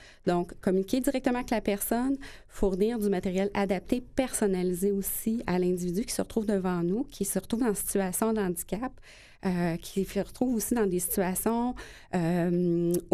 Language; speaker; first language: French; native; French